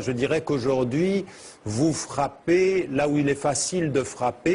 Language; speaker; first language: French; early bilingual, heritage; French